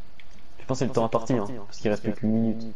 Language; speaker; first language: French; native; French